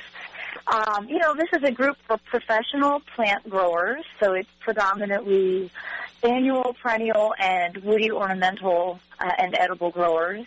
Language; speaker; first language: English; native; English